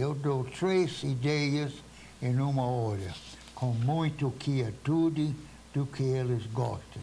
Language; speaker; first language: Portuguese; non-native, fluent; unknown